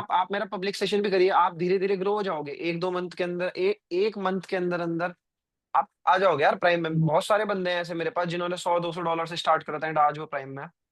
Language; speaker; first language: Hindi; native; Hindi